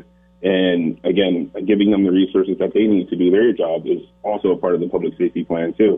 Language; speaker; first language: English; native; English